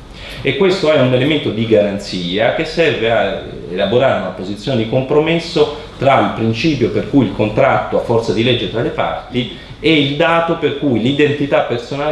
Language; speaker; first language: Italian; native; Italian